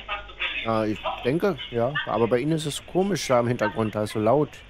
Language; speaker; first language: German; native; German